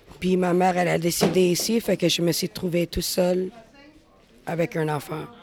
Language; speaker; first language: French; native; French